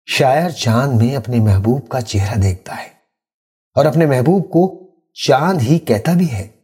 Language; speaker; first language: Urdu; native; Urdu